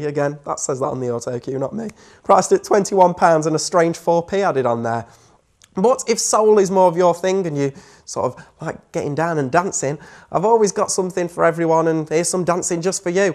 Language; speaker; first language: English; native; English